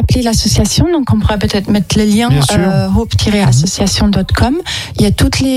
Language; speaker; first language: French; non-native, fluent; German